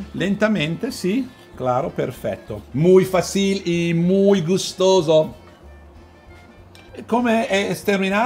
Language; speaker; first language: Spanish; non-native, learner; Italian